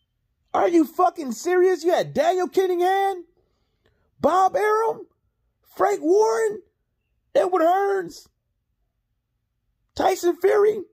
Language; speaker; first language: English; native; English